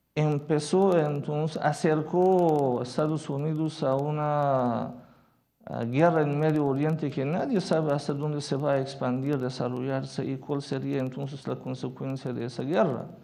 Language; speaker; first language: Spanish; non-native, fluent; Persian